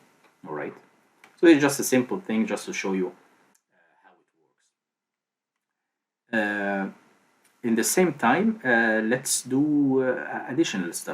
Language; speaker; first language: English; non-native, fluent; Arabic